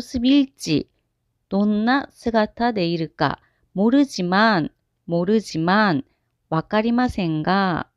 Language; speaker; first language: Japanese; non-native, fluent; Korean